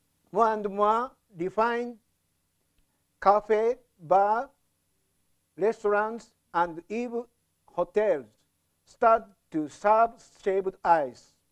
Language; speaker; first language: English; non-native, fluent; Japanese